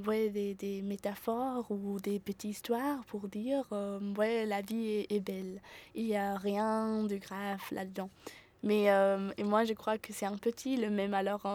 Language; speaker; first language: French; non-native, fluent; German